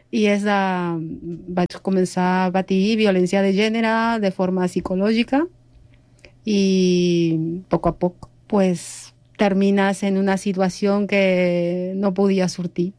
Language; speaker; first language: Catalan; non-native, fluent; Spanish